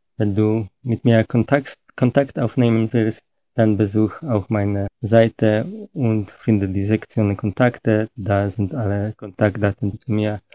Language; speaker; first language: German; non-native, fluent; Polish